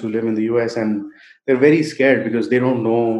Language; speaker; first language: English; non-native, local second language; Hindi